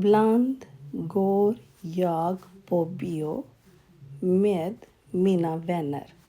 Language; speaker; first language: Swedish; non-native, learner; Urdu